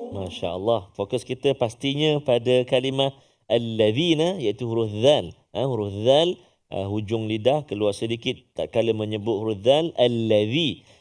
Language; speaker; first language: Malay; native; Malay